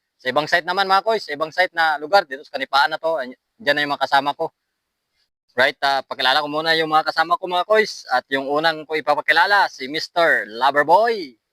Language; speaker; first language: Filipino; native; Filipino